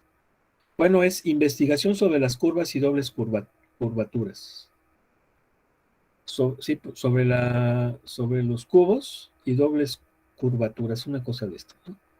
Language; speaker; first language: Spanish; native; Spanish